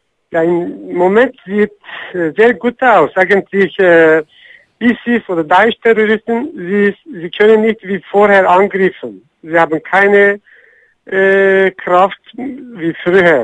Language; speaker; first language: German; non-native, learner; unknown